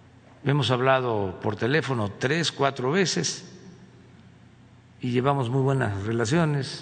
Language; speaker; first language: Spanish; native; Spanish